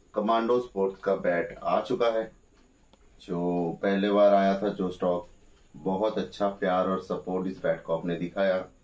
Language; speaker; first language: Hindi; non-native, local second language; Bangla